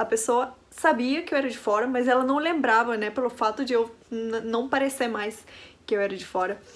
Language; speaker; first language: Portuguese; non-native, fluent; Spanish